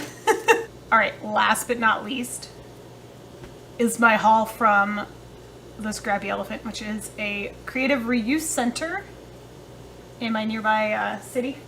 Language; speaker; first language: English; native; English